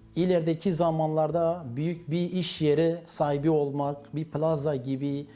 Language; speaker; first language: Turkish; native; Turkish